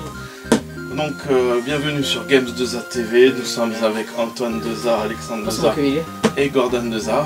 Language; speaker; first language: French; native; French